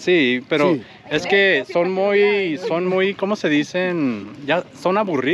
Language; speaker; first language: Spanish; non-native, learner; English